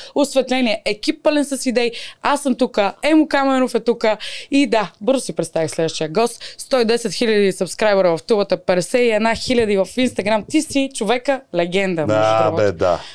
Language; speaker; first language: Bulgarian; native; Bulgarian